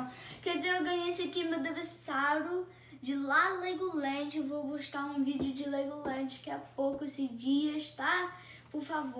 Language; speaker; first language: Portuguese; early bilingual, heritage; Portuguese